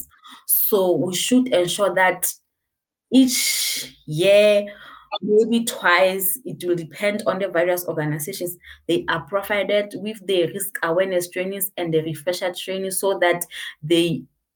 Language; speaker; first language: English; non-native, local second language; Southern Sotho